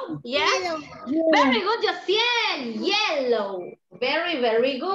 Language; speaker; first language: English; non-native, learner; Spanish